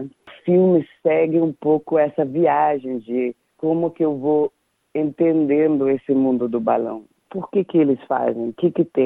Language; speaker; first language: Portuguese; non-native, fluent; Danish